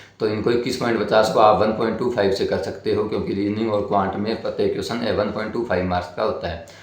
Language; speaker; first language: Hindi; native; Hindi